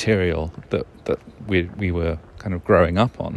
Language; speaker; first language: English; native; English